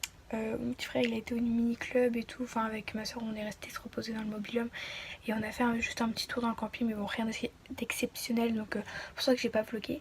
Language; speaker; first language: French; native; French